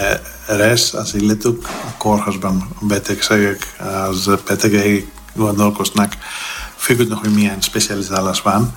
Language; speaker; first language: Hungarian; non-native, fluent; Greek